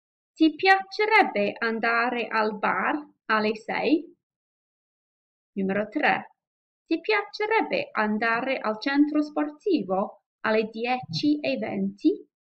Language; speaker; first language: Italian; non-native, fluent; English